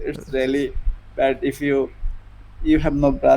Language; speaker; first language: English; non-native, learner; Bangla